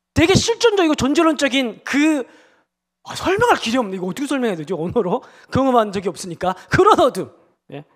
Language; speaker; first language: Korean; native; Korean